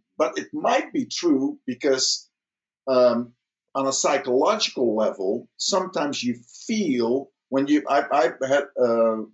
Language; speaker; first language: English; early bilingual, other home language; Dutch